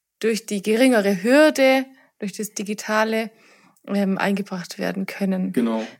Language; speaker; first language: German; native; German